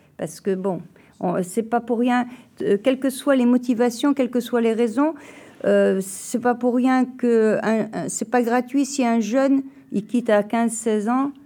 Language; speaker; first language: French; native; French